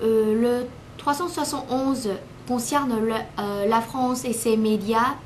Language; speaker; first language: French; non-native, learner; Vietnamese